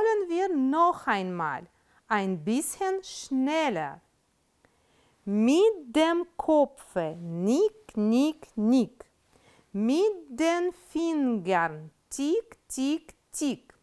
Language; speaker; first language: German; non-native, fluent; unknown